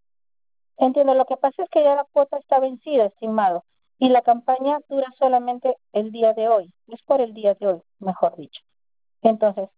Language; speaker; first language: Spanish; native; Spanish